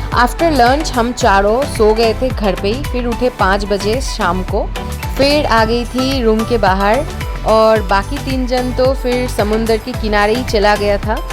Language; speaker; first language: Hindi; non-native, local second language; Bangla